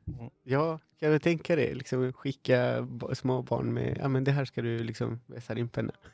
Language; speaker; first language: Swedish; non-native, fluent; Spanish